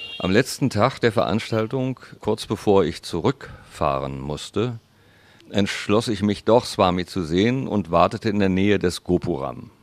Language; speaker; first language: German; native; German